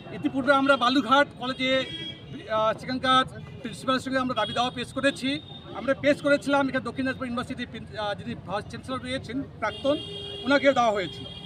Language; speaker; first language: Bangla; non-native, local second language; Santali